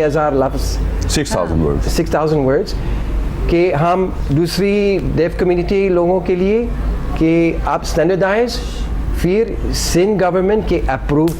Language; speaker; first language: Hindi; non-native, learner; English